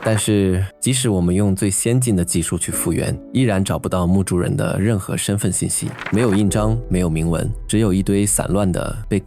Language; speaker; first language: Chinese; native; Chinese